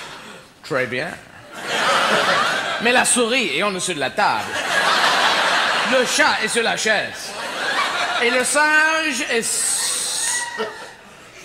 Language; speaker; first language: French; non-native, fluent; English